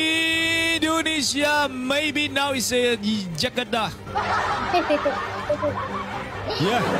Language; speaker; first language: English; non-native, learner; Chinese